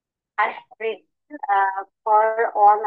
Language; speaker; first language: English; non-native, learner; Bangla